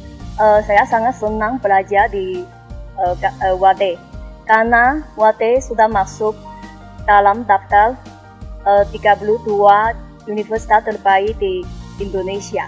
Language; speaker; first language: Indonesian; non-native, learner; Chinese